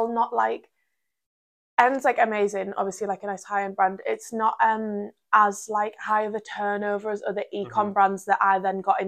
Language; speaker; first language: English; native; English